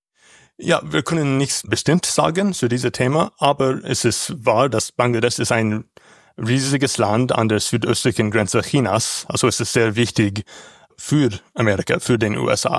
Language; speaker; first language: German; non-native, learner; English